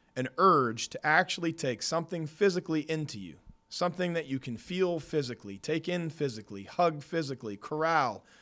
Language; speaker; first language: English; native; English